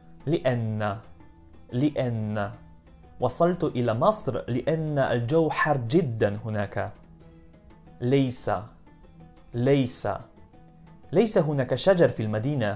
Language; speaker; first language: Arabic; non-native, fluent; Polish